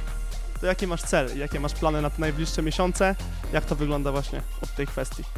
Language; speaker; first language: Polish; native; Polish